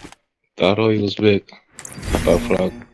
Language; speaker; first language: Russian; non-native, fluent; Georgian